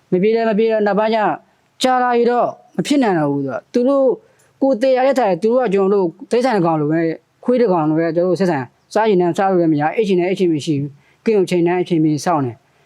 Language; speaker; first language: Burmese; non-native, local second language; Karen languages